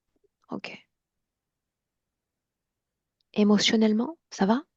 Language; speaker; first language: French; native; French